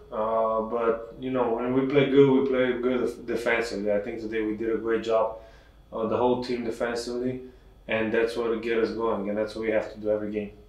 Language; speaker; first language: English; non-native, fluent; Slovenian